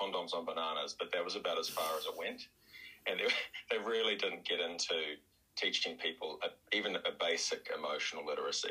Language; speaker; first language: English; native; English